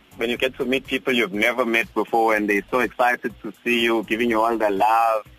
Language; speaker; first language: English; non-native, local second language; Zulu